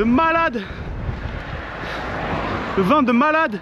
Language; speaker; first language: French; native; French